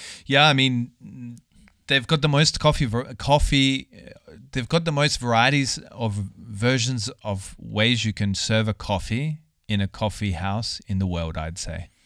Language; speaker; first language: English; native; English